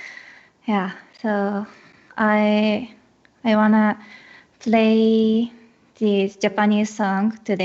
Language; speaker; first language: English; non-native, learner; Japanese